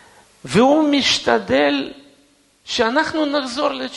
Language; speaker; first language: Hebrew; non-native, fluent; Russian